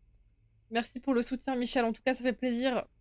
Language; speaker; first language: French; native; French